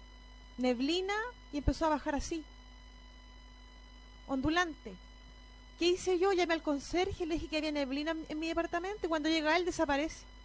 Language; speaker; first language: Spanish; native; Spanish